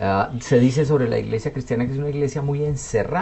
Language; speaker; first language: Spanish; native; Spanish